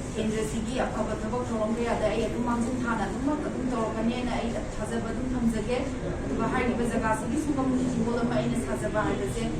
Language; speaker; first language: Manipuri; native; Manipuri